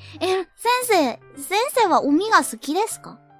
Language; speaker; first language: Japanese; non-native, learner; Korean